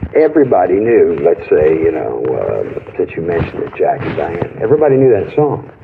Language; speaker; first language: English; native; English